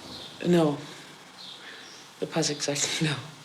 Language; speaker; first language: French; non-native, fluent; English